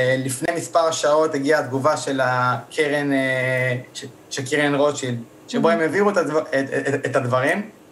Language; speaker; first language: Hebrew; native; Hebrew